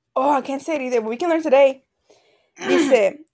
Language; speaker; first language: English; early bilingual, other home language; Spanish